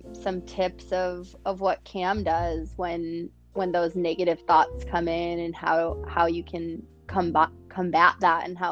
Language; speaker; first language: English; native; English